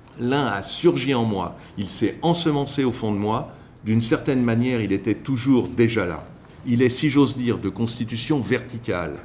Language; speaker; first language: French; native; French